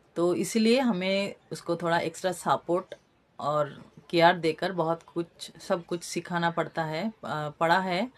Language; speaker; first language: Hindi; non-native, local second language; Bangla